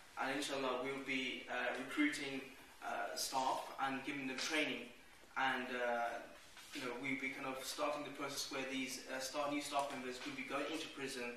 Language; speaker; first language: English; native; English